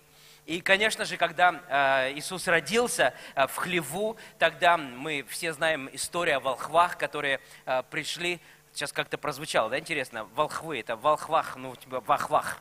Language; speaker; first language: Russian; native; Russian